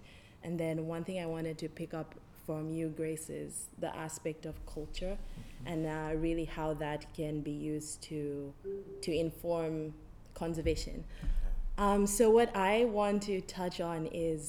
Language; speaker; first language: English; non-native, local second language; Nyanja